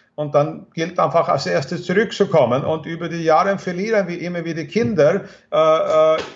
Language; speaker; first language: German; non-native, fluent; Swedish